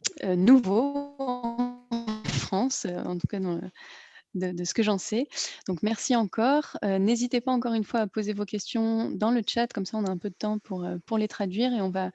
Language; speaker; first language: French; native; French